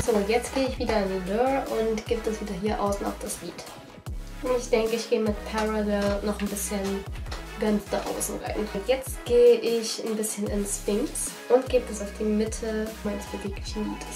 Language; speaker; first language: German; native; German